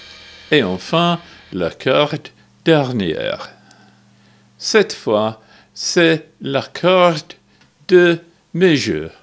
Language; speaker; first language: French; non-native, learner; English